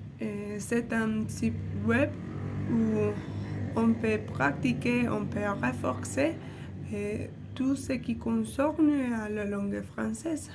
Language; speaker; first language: French; non-native, learner; Spanish